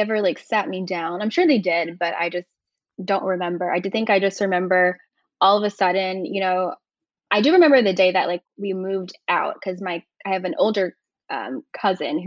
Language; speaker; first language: English; native; English